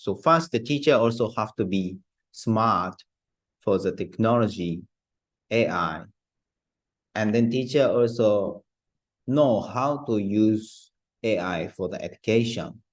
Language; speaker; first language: English; non-native, learner; Japanese